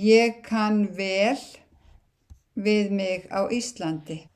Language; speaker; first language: Icelandic; non-native, learner; Thai